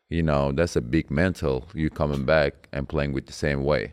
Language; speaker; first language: English; non-native, learner; Turkish